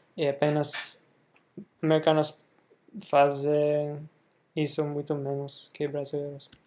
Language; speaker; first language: Portuguese; non-native, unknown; English